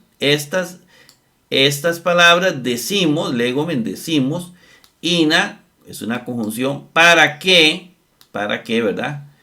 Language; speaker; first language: Spanish; native; Spanish